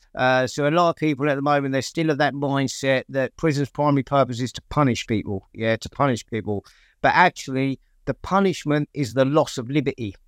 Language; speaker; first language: English; native; English